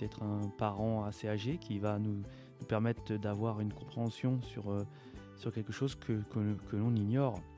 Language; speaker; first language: French; native; French